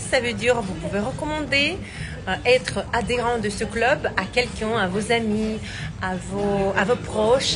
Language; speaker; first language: French; non-native, fluent; Russian